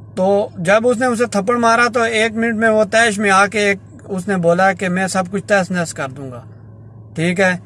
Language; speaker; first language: Urdu; non-native, local second language; Punjabi